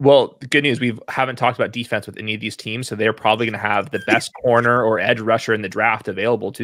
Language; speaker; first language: English; native; English